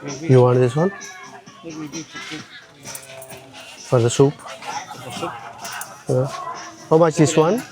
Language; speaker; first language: English; non-native, learner; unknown